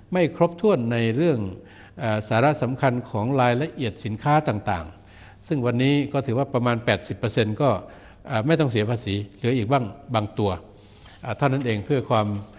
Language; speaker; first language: Thai; native; Thai